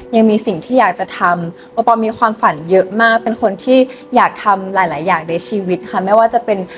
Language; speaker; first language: Thai; native; Thai